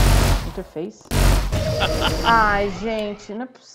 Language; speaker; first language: Spanish; non-native, learner; Portuguese